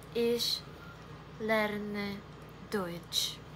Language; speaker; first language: German; non-native, learner; Filipino